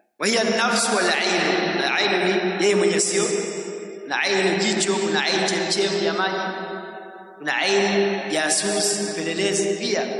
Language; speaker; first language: Swahili; native; Swahili